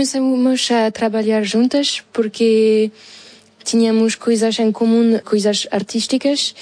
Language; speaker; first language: Portuguese; non-native, fluent; French